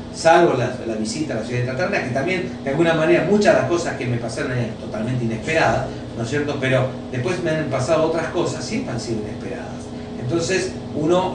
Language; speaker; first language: Spanish; native; Spanish